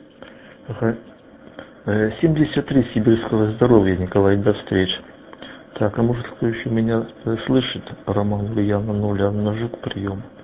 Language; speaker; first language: Russian; native; Russian